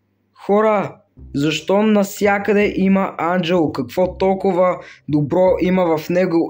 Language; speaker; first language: Bulgarian; native; Bulgarian